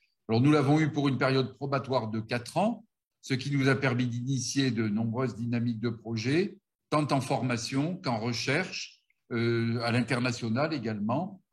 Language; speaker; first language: French; native; French